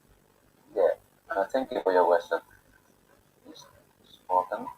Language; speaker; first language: English; non-native, learner; Bangla